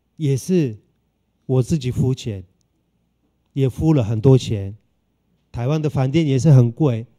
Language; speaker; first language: Chinese; non-native, fluent; Turkish